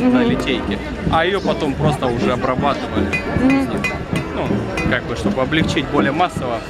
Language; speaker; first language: Russian; native; Russian